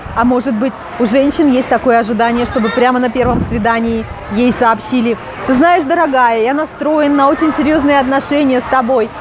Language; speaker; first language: Russian; native; Russian